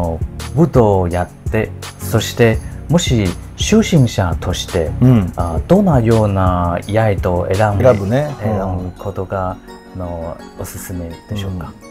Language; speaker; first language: Japanese; non-native, learner; Chinese